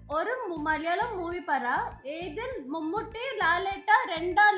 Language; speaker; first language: Malayalam; non-native, learner; Tamil